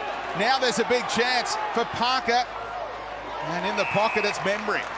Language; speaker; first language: English; native; English